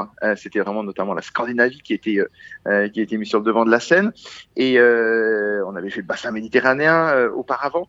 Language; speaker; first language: French; native; French